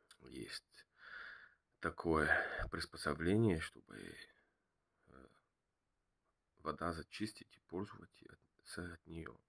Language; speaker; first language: Russian; non-native, learner; Bulgarian